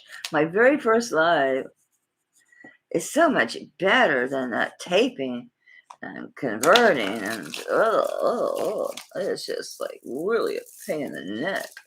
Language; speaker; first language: English; native; English